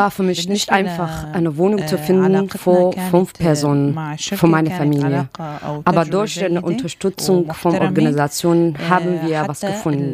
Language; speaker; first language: German; non-native, learner; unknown